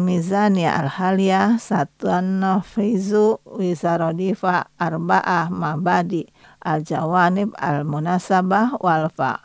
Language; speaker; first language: Arabic; non-native, fluent; Indonesian